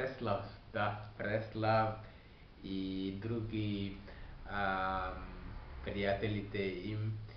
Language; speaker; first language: Bulgarian; non-native, learner; French